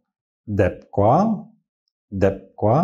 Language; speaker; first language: Vietnamese; non-native, learner; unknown